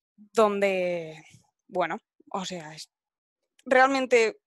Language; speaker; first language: Spanish; native; Spanish